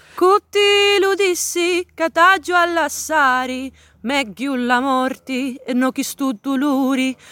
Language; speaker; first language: French; non-native, local second language; Arabic